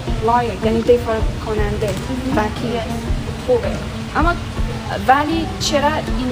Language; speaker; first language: Persian; non-native, learner; French